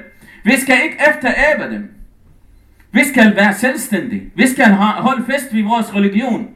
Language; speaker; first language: Danish; non-native, fluent; Arabic